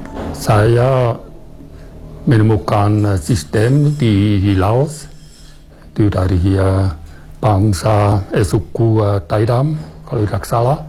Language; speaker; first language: Indonesian; non-native, fluent; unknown